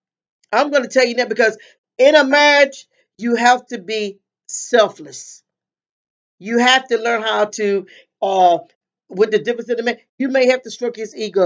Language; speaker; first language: English; native; English